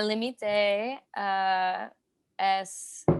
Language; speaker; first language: Spanish; non-native, learner; English